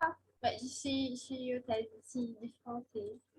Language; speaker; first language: French; non-native, learner; Portuguese